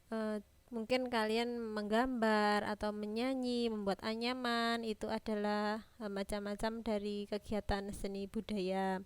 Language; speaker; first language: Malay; non-native, local second language; Javanese